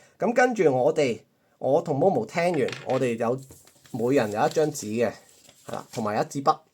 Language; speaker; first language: Cantonese; native; Cantonese